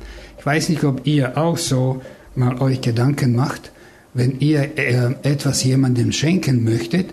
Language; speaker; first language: German; non-native, fluent; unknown